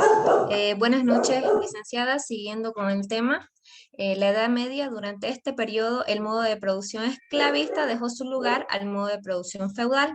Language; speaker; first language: Spanish; native; Spanish